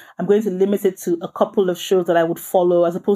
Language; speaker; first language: English; non-native, local second language; Yoruba